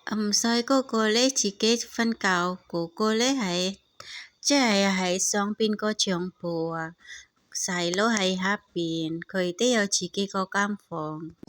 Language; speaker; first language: Cantonese; non-native, learner; Indonesian